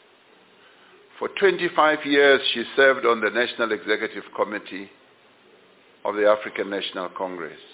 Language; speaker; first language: English; non-native, local second language; Venda